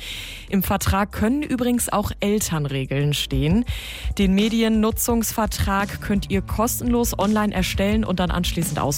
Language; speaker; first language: German; native; German